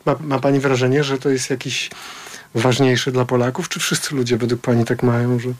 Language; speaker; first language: Polish; native; Polish